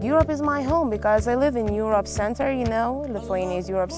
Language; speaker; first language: English; non-native, fluent; Lithuanian